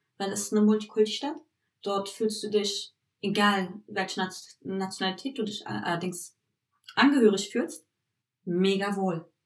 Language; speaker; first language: German; early bilingual, other home language; Turkish